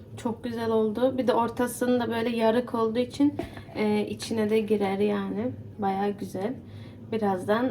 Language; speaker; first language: Turkish; early bilingual, heritage; Turkish